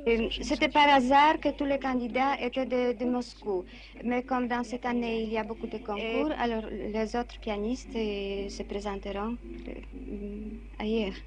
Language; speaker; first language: French; non-native, fluent; Russian